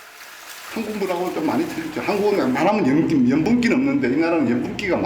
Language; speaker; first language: Korean; native; Korean